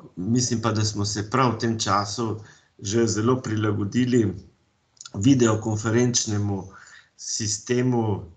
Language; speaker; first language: Slovenian; native; Slovenian